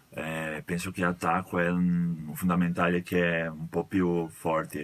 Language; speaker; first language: Italian; non-native, fluent; Portuguese